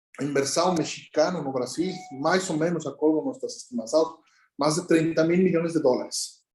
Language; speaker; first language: Portuguese; non-native, learner; Spanish